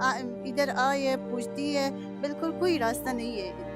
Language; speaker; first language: Hindi; non-native, learner; Persian